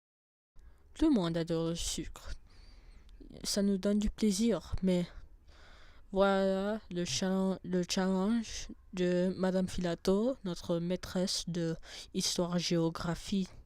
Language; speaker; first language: French; non-native, fluent; English